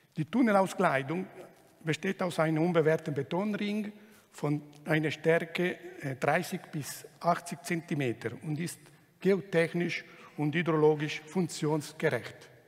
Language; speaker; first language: German; non-native, local second language; Italian